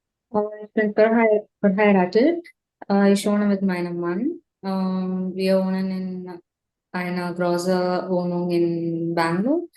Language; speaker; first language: German; non-native, learner; Tamil